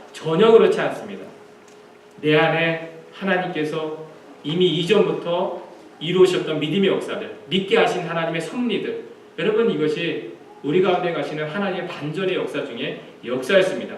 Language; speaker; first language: Korean; native; Korean